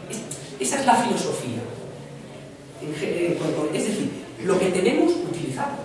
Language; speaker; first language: Spanish; native; Spanish